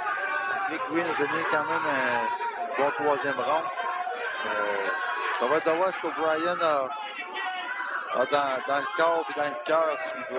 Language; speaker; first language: French; native; French